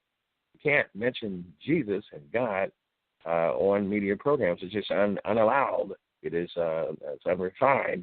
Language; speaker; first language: English; native; English